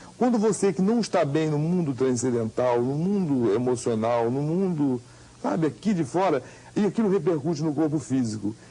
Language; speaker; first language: Portuguese; native; Portuguese